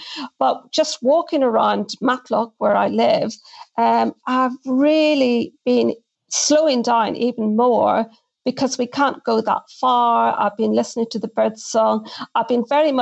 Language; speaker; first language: English; native; English